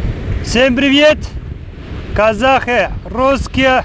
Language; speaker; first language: Russian; non-native, learner; Arabic